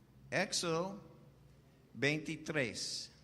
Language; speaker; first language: Spanish; non-native, fluent; English